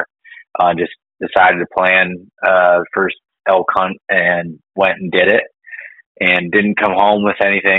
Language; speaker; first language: English; native; English